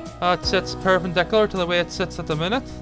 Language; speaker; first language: English; native; English